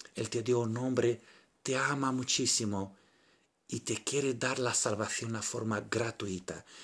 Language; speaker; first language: Spanish; non-native, fluent; Romanian